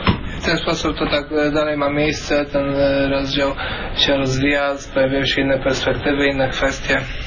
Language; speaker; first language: Polish; native; Polish